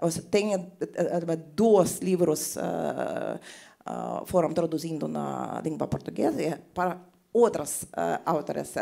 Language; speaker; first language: Portuguese; non-native, learner; Russian